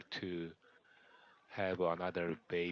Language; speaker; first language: English; non-native, learner; Korean